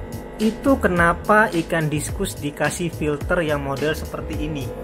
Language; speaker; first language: Indonesian; native; Indonesian